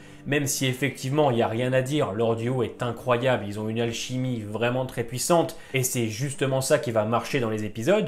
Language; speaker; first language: French; native; French